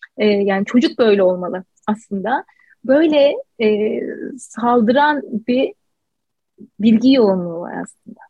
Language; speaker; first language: Turkish; native; Turkish